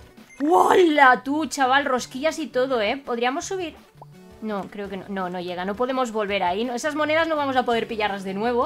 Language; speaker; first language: Spanish; native; Spanish